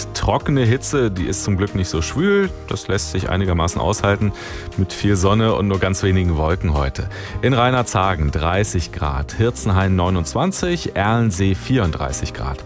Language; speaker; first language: German; native; German